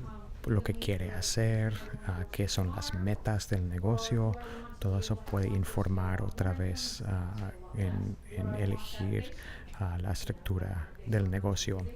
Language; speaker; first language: Spanish; non-native, fluent; English